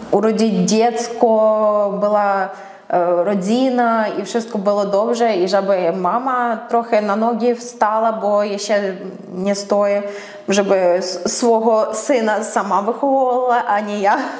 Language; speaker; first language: Polish; non-native, fluent; Ukrainian